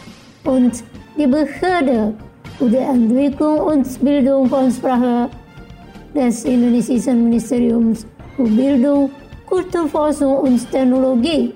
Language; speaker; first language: German; non-native, fluent; Indonesian